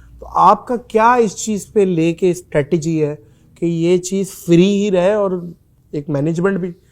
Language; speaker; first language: Urdu; native; Urdu